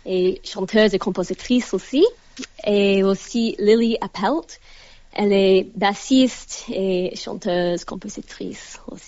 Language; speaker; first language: French; non-native, learner; English